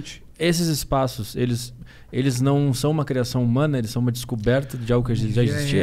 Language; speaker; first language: Portuguese; native; Portuguese